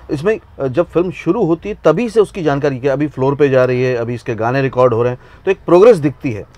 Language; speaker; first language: Hindi; native; Hindi